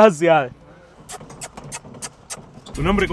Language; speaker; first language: Spanish; native; Spanish